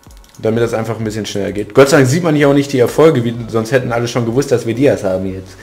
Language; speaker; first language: German; native; German